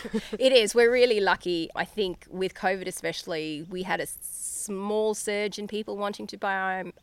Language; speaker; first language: English; native; English